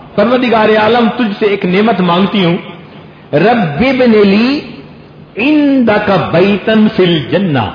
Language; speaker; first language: Urdu; non-native, local second language; Punjabi